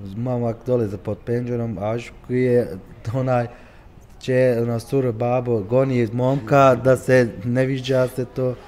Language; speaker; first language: Croatian; early bilingual, heritage; Turkish